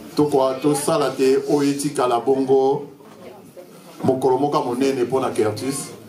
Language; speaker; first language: French; non-native, local second language; Lingala